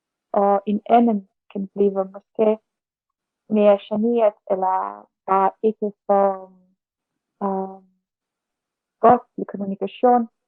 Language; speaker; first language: Danish; non-native, learner; Russian